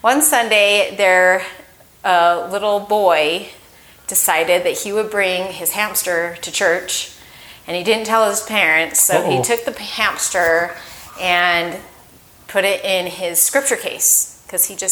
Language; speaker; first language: English; native; English